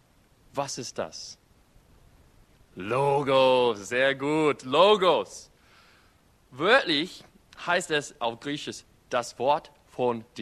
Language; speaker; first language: German; non-native, fluent; English